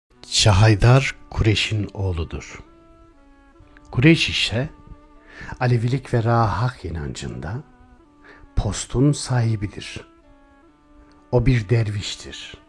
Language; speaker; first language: Turkish; native; Turkish